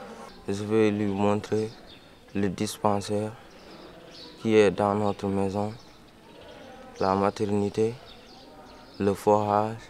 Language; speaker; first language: French; non-native, local second language; Fula